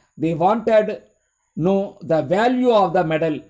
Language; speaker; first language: English; non-native, local second language; Tamil